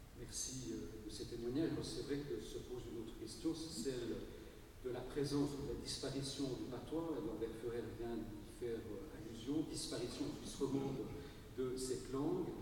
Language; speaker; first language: French; native; French